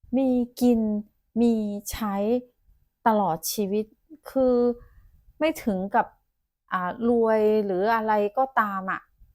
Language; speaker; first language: Thai; non-native, local second language; Chinese